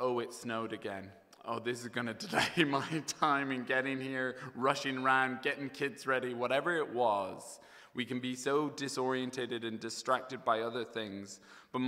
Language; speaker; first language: English; native; English